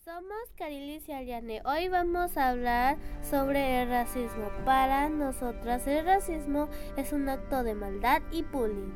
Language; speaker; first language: Spanish; early bilingual, other home language; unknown